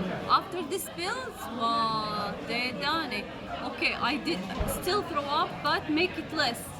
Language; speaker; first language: English; non-native, fluent; Arabic